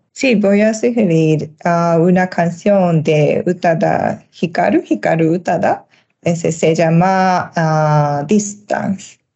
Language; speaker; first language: Spanish; non-native, learner; Japanese